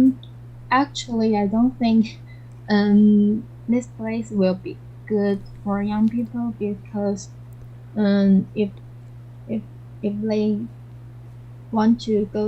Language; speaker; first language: English; non-native, learner; Chinese